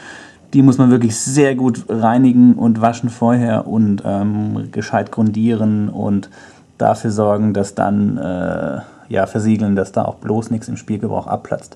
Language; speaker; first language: German; native; German